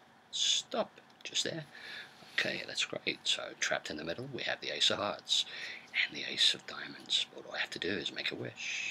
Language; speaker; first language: English; native; English